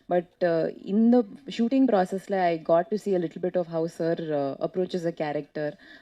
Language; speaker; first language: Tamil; non-native, learner; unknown